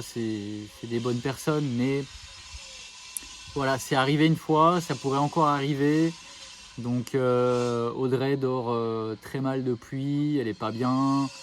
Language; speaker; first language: French; native; French